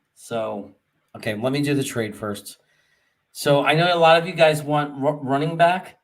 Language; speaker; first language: English; native; English